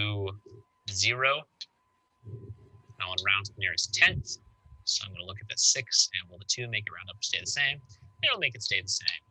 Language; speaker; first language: English; native; English